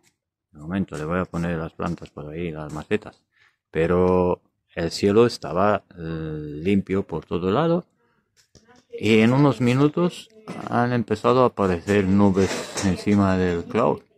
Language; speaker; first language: Spanish; native; Spanish